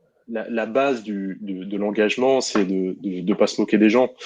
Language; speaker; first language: French; native; French